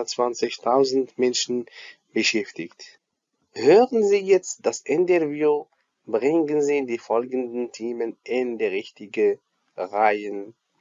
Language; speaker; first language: German; non-native, fluent; Arabic